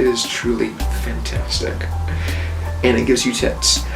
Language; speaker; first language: English; native; English